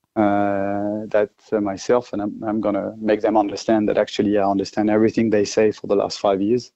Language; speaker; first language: English; non-native, fluent; French